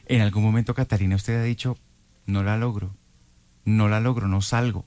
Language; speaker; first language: Spanish; native; Spanish